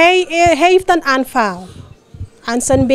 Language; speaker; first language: Dutch; non-native, local second language; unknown